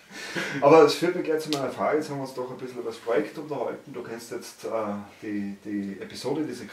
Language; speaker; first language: German; native; German